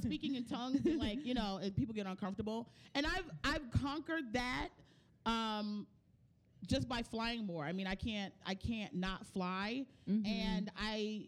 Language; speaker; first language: English; native; English